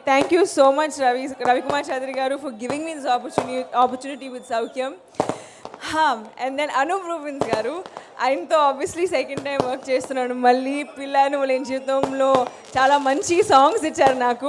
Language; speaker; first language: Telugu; non-native, learner; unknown